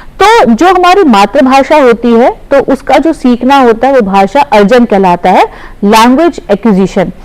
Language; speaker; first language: Hindi; native; Hindi